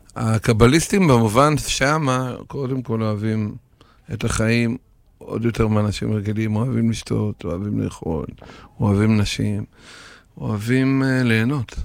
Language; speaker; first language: Hebrew; non-native, fluent; Russian